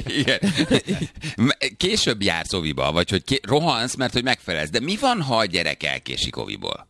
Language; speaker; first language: Hungarian; native; Hungarian